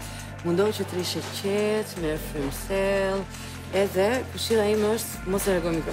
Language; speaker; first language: Albanian; native; Albanian